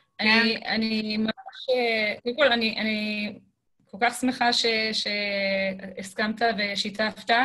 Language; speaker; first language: Hebrew; native; Hebrew